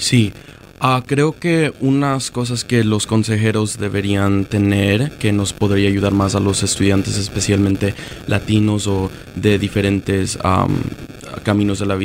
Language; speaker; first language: Spanish; early bilingual, other home language; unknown